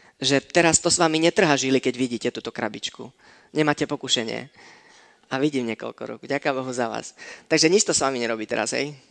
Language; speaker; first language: Slovak; non-native, fluent; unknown